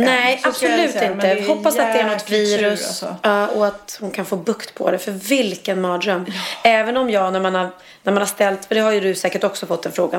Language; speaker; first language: Swedish; native; Swedish